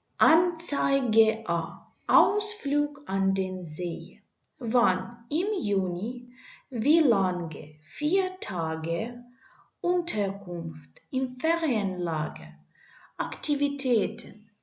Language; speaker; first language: German; non-native, learner; Ukrainian